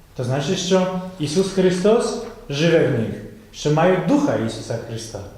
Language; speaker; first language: Ukrainian; non-native, fluent; Polish